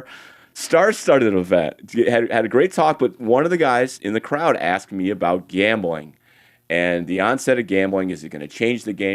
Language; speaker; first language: English; native; English